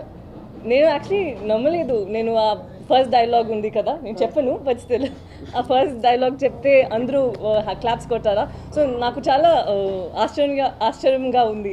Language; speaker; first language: Telugu; non-native, learner; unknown